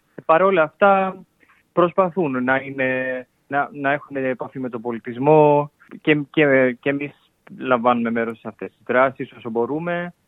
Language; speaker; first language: Greek; native; Greek